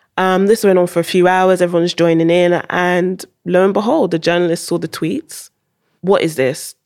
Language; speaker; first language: English; early bilingual, heritage; English